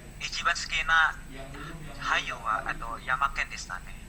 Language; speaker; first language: Japanese; non-native, learner; Indonesian